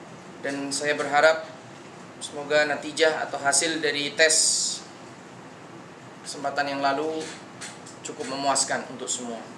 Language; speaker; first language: Indonesian; native; Indonesian